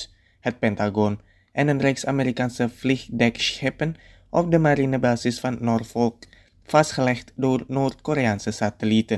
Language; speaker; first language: Dutch; non-native, fluent; Indonesian